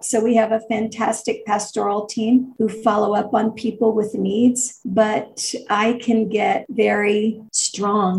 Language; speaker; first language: English; native; English